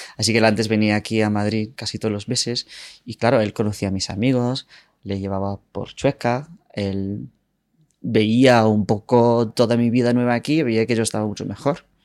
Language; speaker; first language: Spanish; non-native, fluent; English